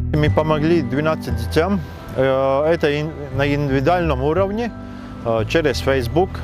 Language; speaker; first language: Russian; non-native, fluent; Latvian